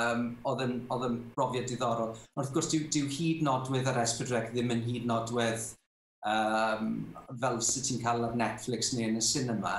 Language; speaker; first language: Welsh; native; Welsh